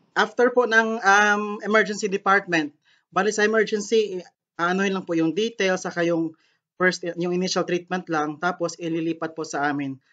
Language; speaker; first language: Filipino; non-native, local second language; Cebuano